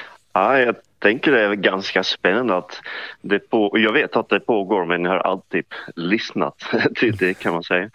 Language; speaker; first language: Swedish; non-native, fluent; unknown